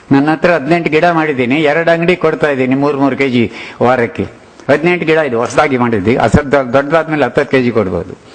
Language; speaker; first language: Kannada; non-native, local second language; Telugu